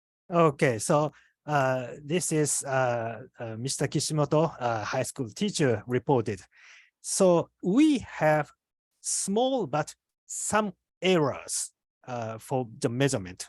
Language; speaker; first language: English; non-native, fluent; Japanese